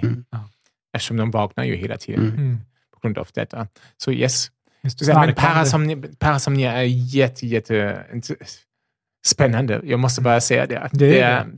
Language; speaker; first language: Swedish; non-native, fluent; German